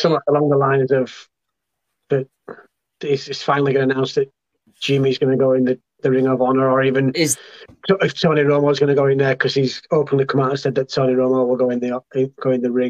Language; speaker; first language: English; native; English